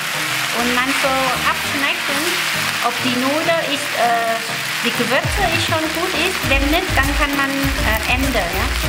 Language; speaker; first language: German; non-native, learner; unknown